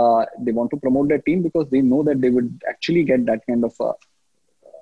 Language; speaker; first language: English; non-native, local second language; Hindi